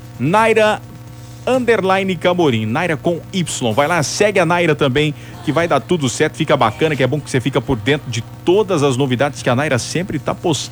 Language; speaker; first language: Portuguese; native; Portuguese